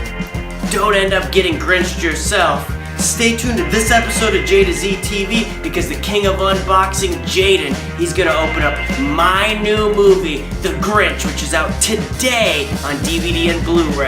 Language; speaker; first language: English; native; English